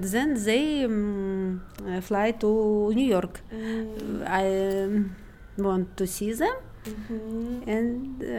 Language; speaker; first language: English; non-native, learner; Russian